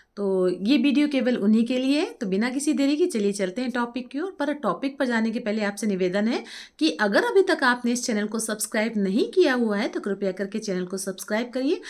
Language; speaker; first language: Hindi; native; Hindi